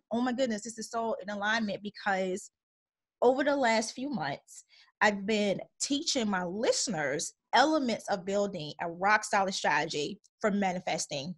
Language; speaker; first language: English; native; English